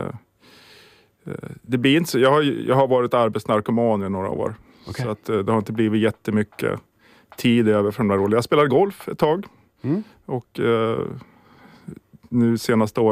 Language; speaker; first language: Swedish; native; Swedish